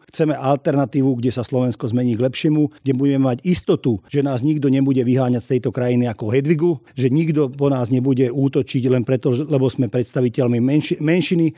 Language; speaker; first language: Slovak; non-native, local second language; Hungarian